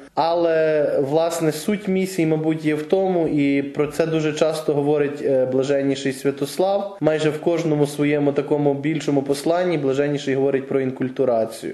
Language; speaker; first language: Ukrainian; native; Ukrainian